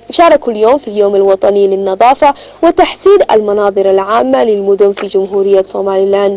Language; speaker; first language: Arabic; non-native, local second language; Somali